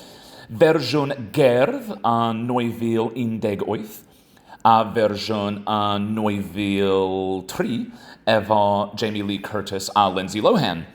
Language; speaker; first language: Welsh; non-native, learner; English